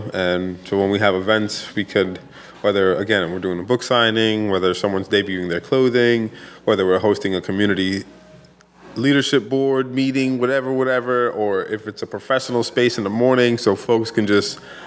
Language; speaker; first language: English; native; English